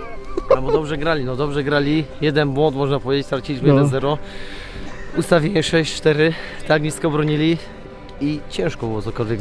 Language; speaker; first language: Polish; native; Polish